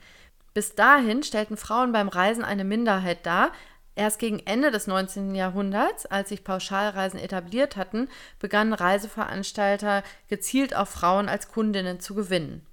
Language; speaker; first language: German; native; German